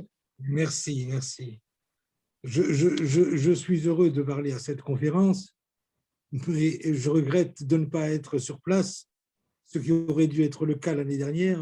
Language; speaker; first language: French; native; French